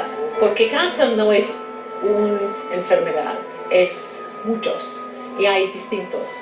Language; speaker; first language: Spanish; non-native, fluent; English